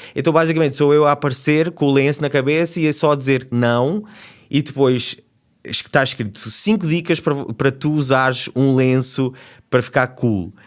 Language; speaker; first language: Portuguese; native; Portuguese